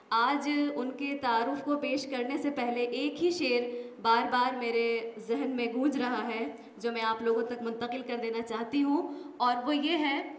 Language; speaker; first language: Urdu; native; Urdu